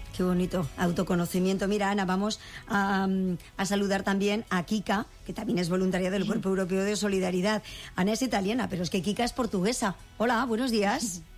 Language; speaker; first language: Spanish; native; Spanish